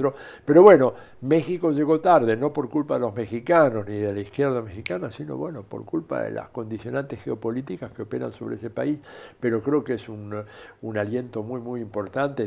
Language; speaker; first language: Spanish; native; Spanish